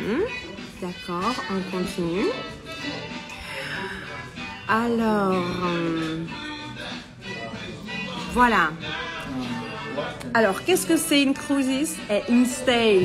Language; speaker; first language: French; non-native, fluent; Russian